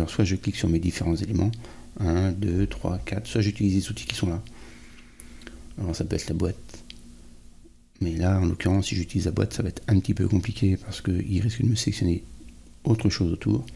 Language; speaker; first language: French; native; French